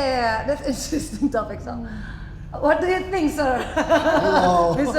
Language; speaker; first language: English; non-native, fluent; Indonesian